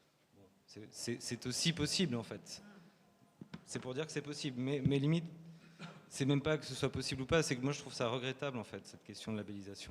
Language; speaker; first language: French; native; French